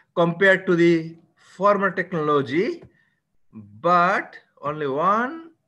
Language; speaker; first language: English; non-native, local second language; Bangla